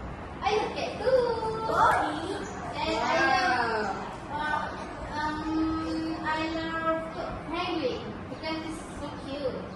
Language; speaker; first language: English; non-native, learner; Malay